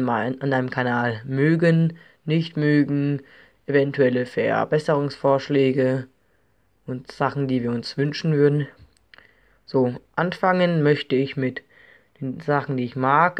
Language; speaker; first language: German; native; German